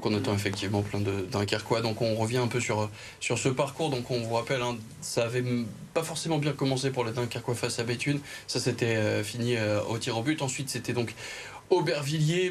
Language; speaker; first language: French; native; French